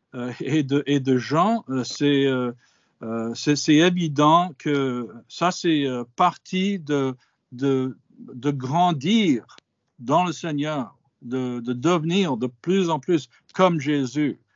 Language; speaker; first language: French; non-native, fluent; English